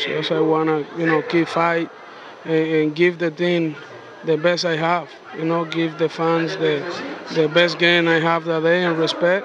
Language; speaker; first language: English; non-native, learner; Spanish